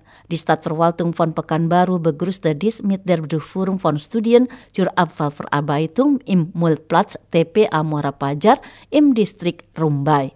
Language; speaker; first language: German; non-native, fluent; Indonesian